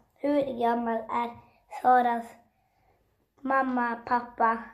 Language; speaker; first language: Swedish; early bilingual, other home language; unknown